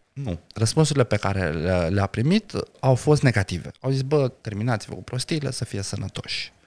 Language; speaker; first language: Romanian; non-native, local second language; Romany